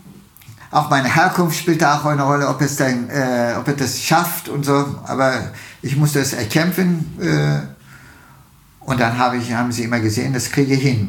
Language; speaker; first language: German; non-native, fluent; Turkish